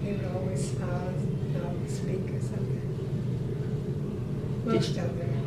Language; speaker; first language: English; native; English